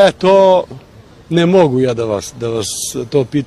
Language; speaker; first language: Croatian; non-native, local second language; Albanian